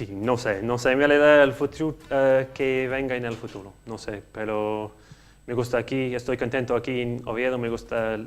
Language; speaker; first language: Spanish; non-native, learner; English